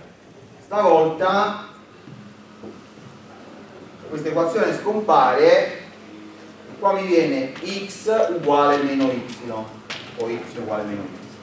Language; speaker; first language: Italian; native; Italian